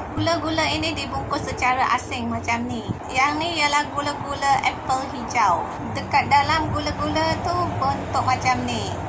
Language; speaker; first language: Malay; non-native, local second language; Chinese